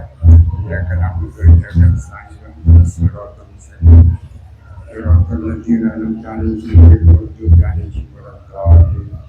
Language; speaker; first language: Arabic; non-native, fluent; Indonesian